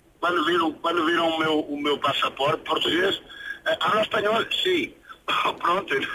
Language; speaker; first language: Portuguese; native; Portuguese